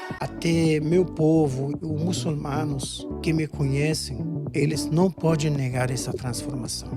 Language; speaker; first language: Portuguese; non-native, fluent; Arabic